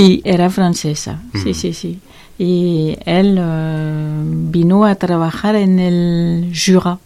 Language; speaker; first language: Spanish; non-native, learner; French